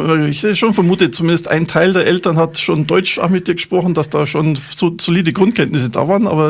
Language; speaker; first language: German; native; German